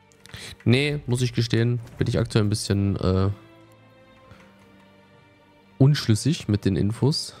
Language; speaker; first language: German; native; German